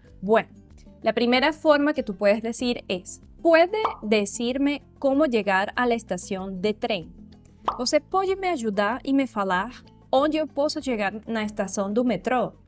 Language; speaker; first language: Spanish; non-native, fluent; Portuguese